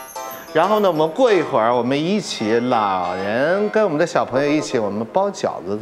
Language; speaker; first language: Chinese; native; Chinese